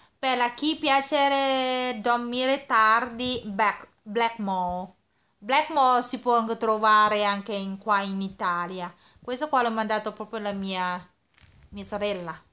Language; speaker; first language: Italian; non-native, learner; Thai